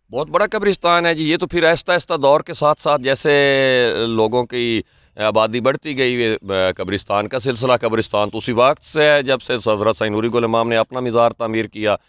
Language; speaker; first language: Urdu; non-native, local second language; Punjabi